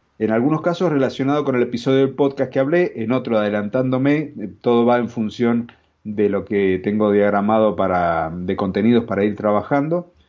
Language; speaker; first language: Spanish; native; Spanish